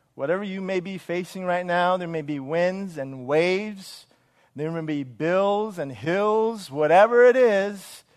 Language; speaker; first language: English; native; English